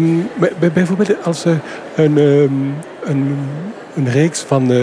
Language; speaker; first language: Dutch; non-native, fluent; French